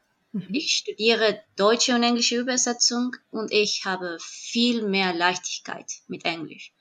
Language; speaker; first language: German; non-native, fluent; Spanish